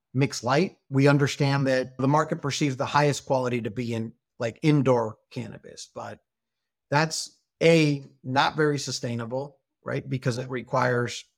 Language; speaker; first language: English; non-native, fluent; Spanish